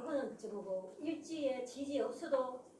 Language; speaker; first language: Korean; native; Korean